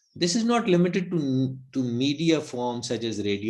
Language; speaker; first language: English; non-native, local second language; Urdu